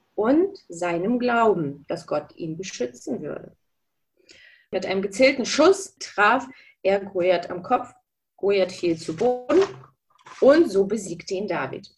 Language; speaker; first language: German; early bilingual, other home language; Russian